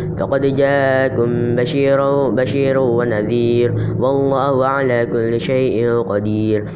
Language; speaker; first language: Arabic; non-native, learner; Indonesian